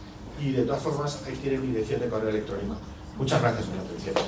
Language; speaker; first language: Spanish; native; Spanish